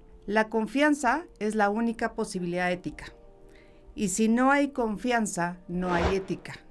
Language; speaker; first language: Spanish; native; Spanish